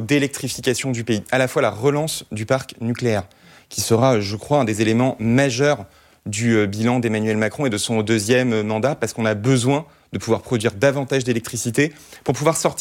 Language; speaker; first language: French; native; French